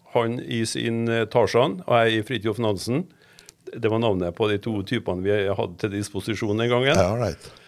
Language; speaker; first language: Norwegian; native; Norwegian